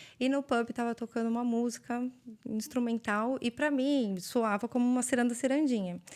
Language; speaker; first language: Portuguese; native; Portuguese